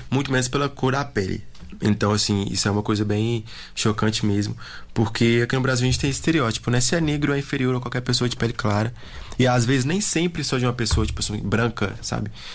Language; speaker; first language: Portuguese; native; Portuguese